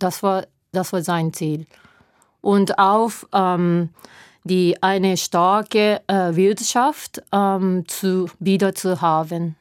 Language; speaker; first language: German; non-native, learner; Japanese